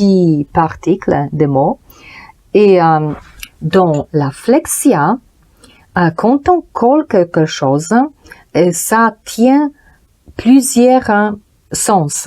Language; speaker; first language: French; non-native, learner; Polish